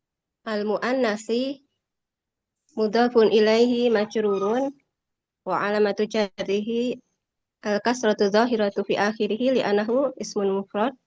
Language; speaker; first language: Arabic; non-native, learner; Indonesian